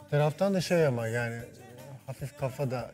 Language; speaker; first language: Turkish; native; Turkish